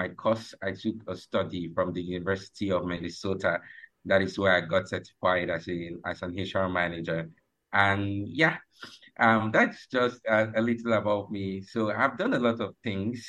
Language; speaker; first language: English; non-native, local second language; Ibibio